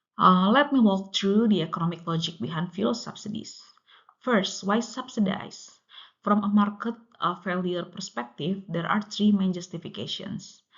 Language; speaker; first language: English; non-native, local second language; Indonesian